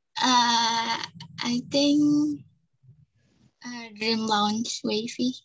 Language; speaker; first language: English; non-native, local second language; Indonesian